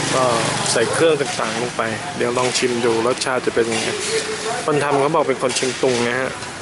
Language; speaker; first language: Thai; native; Thai